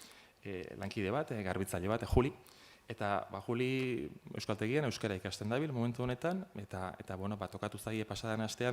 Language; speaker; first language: Basque; native; Basque